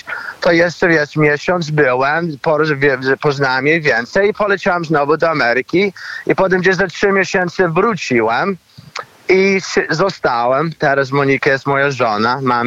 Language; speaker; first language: Polish; early bilingual, heritage; Polish